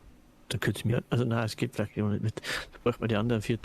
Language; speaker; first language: German; native; German